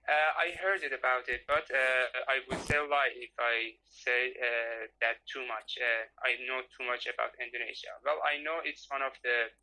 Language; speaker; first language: English; non-native, learner; Persian